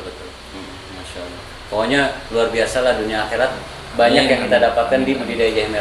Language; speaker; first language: Indonesian; native; Indonesian